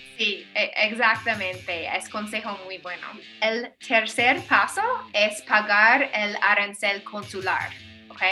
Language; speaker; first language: Spanish; non-native, fluent; English